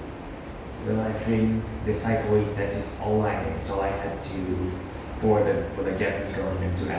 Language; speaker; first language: English; non-native, fluent; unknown